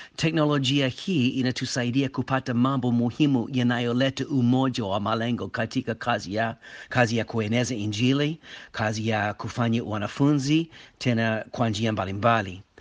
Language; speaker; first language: Swahili; non-native, fluent; English